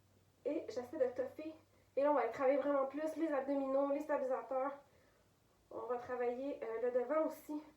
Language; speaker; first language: French; native; French